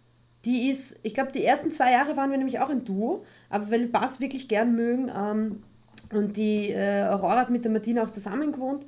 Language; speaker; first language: German; native; German